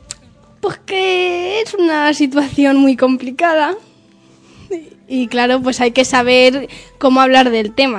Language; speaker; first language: Spanish; native; Spanish